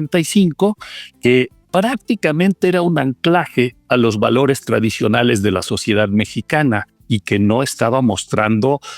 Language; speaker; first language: Spanish; native; Spanish